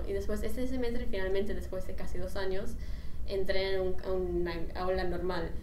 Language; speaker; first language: Spanish; non-native, fluent; English